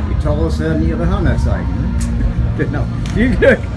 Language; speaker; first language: German; native; German